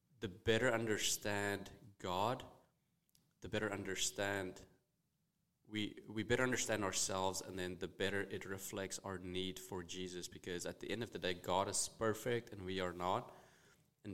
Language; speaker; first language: English; non-native, local second language; Afrikaans